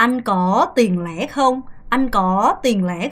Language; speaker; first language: Vietnamese; non-native, fluent; Korean